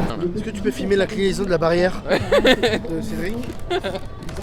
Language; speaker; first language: French; native; French